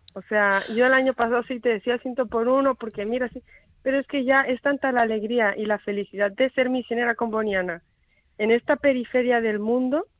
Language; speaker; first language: Spanish; native; Spanish